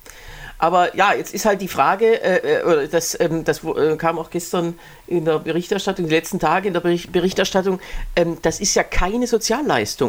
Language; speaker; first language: German; native; German